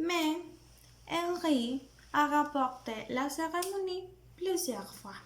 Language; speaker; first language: French; non-native, learner; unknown